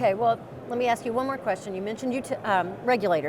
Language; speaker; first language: English; native; English